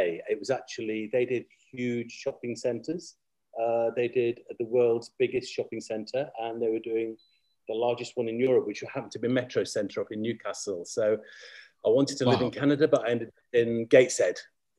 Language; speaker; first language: English; native; English